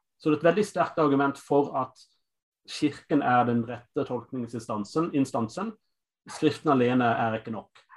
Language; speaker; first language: Norwegian; non-native, fluent; English